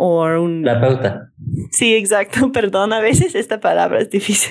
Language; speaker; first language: Spanish; non-native, learner; English